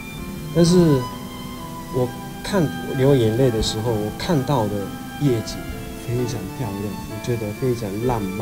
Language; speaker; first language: Chinese; non-native, fluent; Japanese